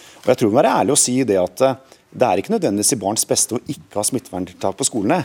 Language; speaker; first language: Norwegian; native; Norwegian